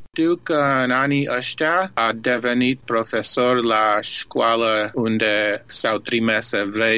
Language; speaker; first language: Romanian; early bilingual, heritage; Romanian